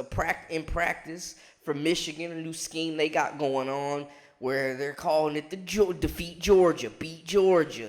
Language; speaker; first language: English; native; English